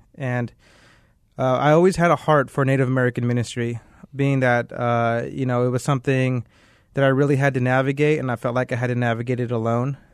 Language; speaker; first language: English; native; English